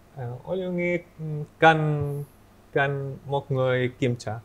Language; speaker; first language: Vietnamese; non-native, learner; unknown